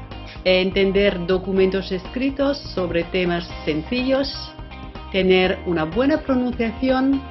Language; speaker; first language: Spanish; non-native, fluent; Italian